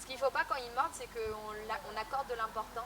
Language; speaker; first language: French; native; French